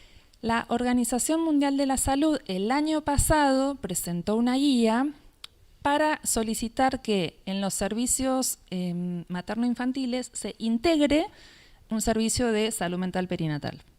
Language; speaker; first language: Spanish; native; Spanish